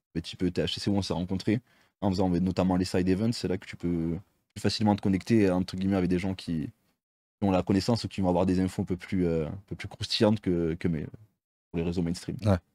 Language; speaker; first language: French; native; French